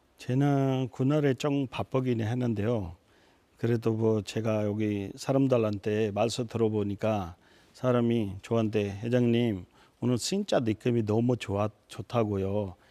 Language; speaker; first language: Korean; non-native, fluent; Punjabi